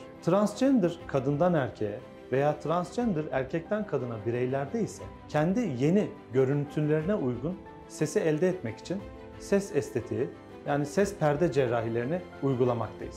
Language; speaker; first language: Turkish; native; Turkish